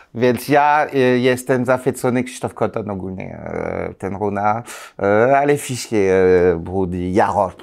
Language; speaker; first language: Polish; non-native, learner; French